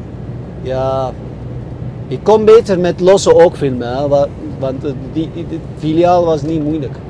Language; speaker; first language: Dutch; non-native, fluent; Turkish